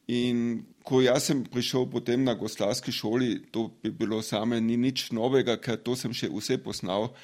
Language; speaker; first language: Slovenian; non-native, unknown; German